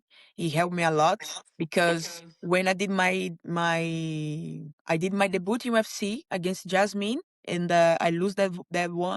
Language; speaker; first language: English; non-native, learner; Portuguese